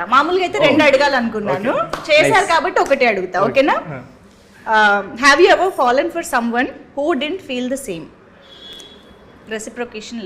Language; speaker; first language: Telugu; native; Telugu